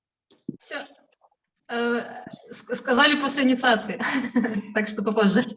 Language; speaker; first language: Russian; native; Russian